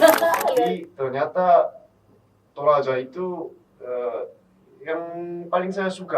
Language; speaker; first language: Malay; non-native, fluent; Korean